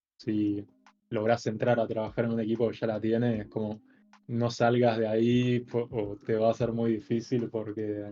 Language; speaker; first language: Spanish; native; Spanish